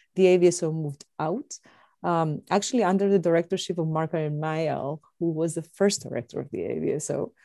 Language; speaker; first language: English; non-native, fluent; Greek